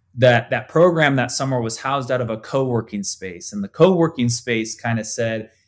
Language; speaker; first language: English; native; English